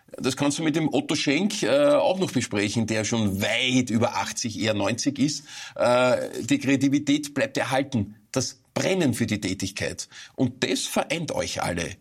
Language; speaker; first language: German; native; German